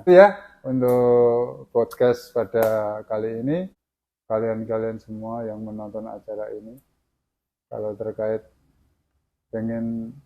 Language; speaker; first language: Indonesian; native; Indonesian